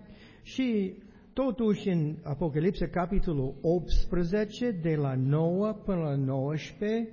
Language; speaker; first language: Romanian; non-native, learner; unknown